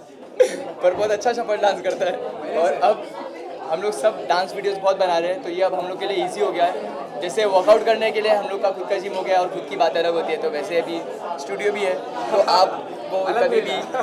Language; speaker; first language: Hindi; native; Hindi